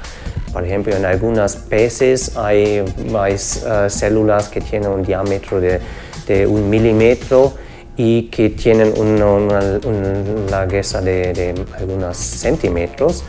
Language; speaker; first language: Spanish; non-native, fluent; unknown